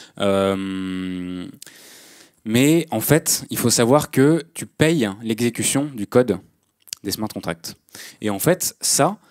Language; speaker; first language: French; native; French